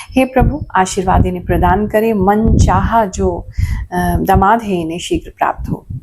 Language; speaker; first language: Hindi; native; Hindi